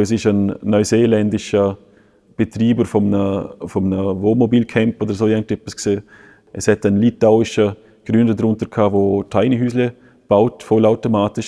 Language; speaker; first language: German; native; German